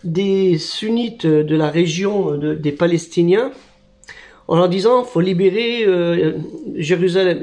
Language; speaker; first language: French; native; French